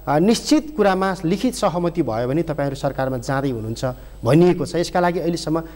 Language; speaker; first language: Nepali; native; Nepali